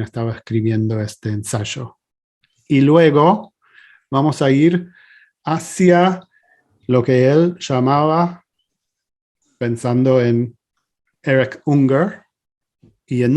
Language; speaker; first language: Spanish; non-native, fluent; English